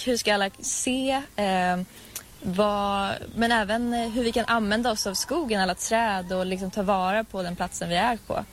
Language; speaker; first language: Swedish; native; Swedish